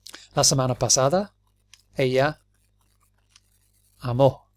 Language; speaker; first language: Spanish; non-native, fluent; English